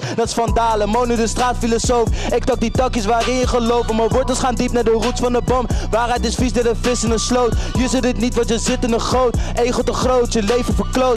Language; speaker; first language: Dutch; native; Dutch